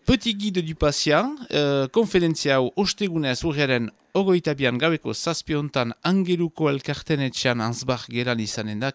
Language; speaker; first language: Basque; native; Basque